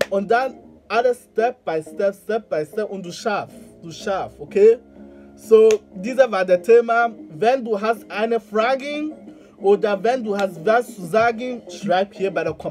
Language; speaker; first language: German; non-native, learner; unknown